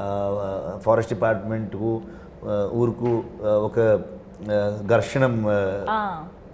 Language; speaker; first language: Telugu; non-native, learner; Kannada